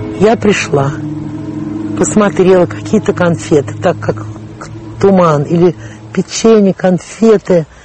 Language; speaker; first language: Russian; native; Russian